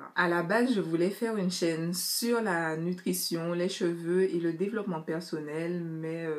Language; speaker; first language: French; native; French